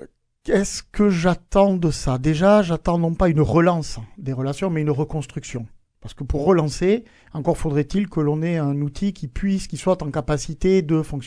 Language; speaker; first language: French; native; French